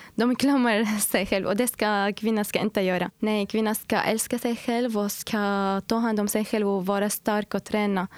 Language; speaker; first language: Swedish; non-native, fluent; Arabic